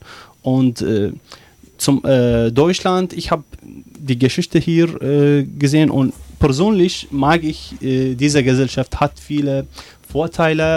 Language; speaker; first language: German; non-native, learner; Arabic